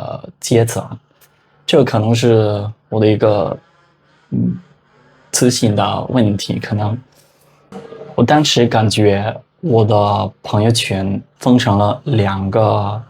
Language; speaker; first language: Chinese; non-native, fluent; Spanish